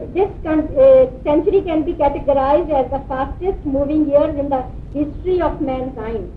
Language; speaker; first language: English; non-native, local second language; Urdu